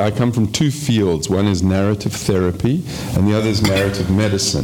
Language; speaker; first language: English; native; English